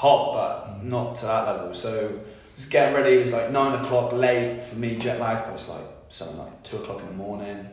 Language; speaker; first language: English; native; English